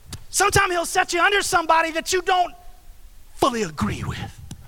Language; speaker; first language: English; native; English